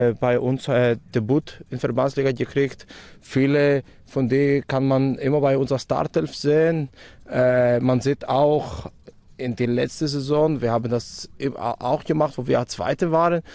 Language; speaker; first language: German; non-native, fluent; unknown